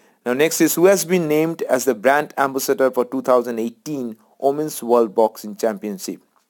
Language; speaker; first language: English; non-native, local second language; Bangla